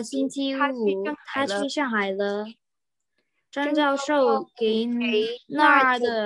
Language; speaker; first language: Chinese; non-native, learner; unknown